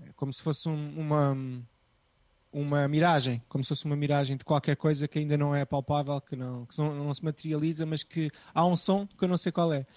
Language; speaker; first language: Portuguese; native; Portuguese